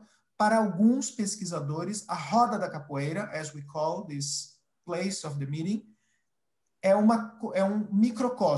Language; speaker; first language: Portuguese; early bilingual, other home language; Spanish